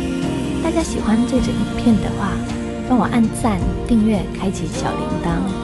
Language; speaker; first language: Chinese; non-native, fluent; Polish